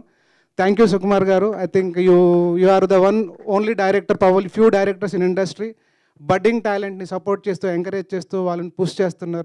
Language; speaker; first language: Telugu; native; Telugu